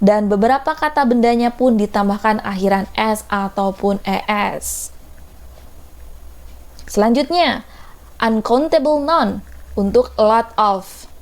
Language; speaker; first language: Indonesian; native; Indonesian